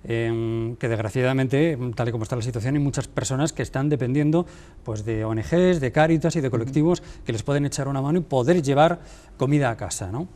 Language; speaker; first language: Spanish; native; Spanish